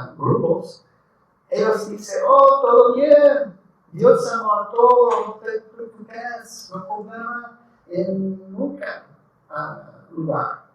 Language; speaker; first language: Spanish; non-native, learner; English